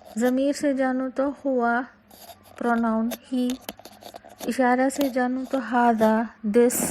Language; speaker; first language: Urdu; native; Urdu